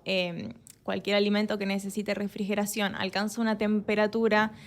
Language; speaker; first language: Spanish; native; Spanish